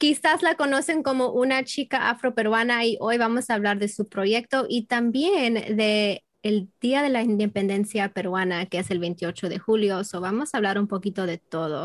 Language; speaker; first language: Spanish; early bilingual, heritage; English